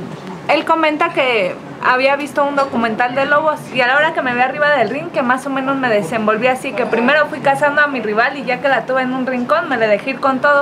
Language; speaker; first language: Spanish; native; Spanish